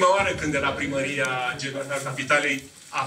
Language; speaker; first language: Romanian; native; Romanian